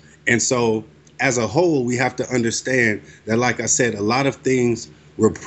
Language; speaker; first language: English; native; English